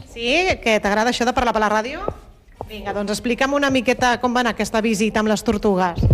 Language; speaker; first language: Catalan; native; Catalan